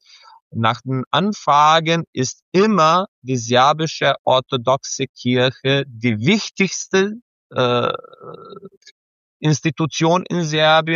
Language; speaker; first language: German; non-native, fluent; Serbian